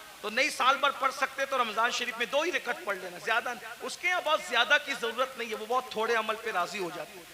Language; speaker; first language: Urdu; native; Urdu